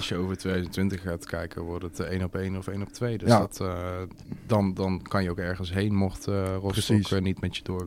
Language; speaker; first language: Dutch; native; Dutch